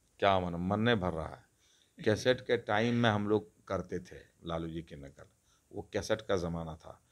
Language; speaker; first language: Hindi; non-native, local second language; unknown